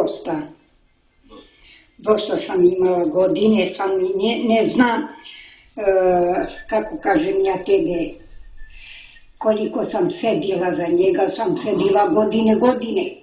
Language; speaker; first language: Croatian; non-native, local second language; Romany